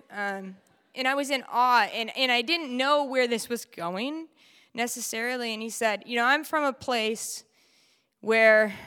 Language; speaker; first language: English; native; English